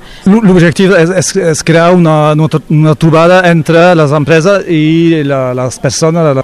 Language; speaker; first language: Catalan; non-native, local second language; French